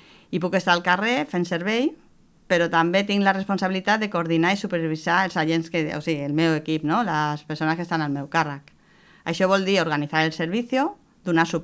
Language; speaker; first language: Catalan; native; Catalan